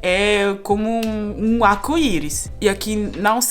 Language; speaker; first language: Portuguese; non-native, fluent; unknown